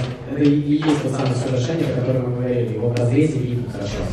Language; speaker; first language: Russian; native; Russian